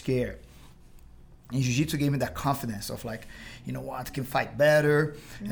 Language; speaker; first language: English; non-native, fluent; Portuguese